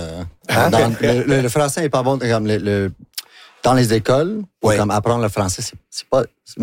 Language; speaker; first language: French; non-native, local second language; English